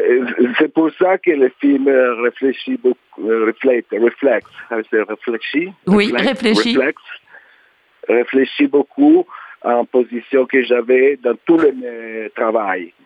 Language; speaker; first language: French; non-native, learner; Italian